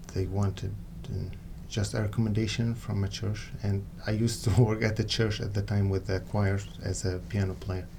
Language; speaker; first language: English; non-native, fluent; Arabic